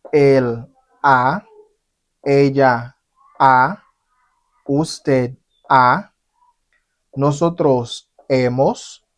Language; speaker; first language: Spanish; non-native, fluent; Haitian Creole